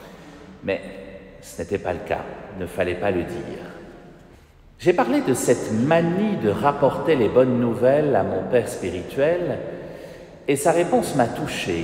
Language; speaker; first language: French; native; French